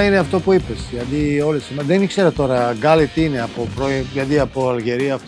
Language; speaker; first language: Greek; non-native, fluent; Serbian